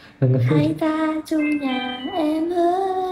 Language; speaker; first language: Vietnamese; non-native, learner; Indonesian